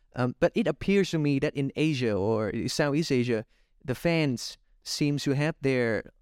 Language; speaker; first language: English; non-native, fluent; Vietnamese